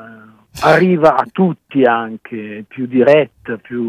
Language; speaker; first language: Italian; native; Italian